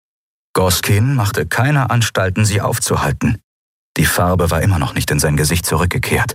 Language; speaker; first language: German; native; German